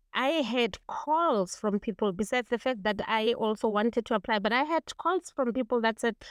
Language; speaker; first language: English; non-native, local second language; Tswana